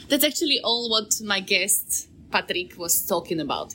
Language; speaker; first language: English; non-native, fluent; Slovak